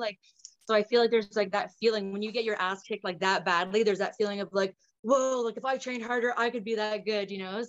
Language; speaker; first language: English; native; English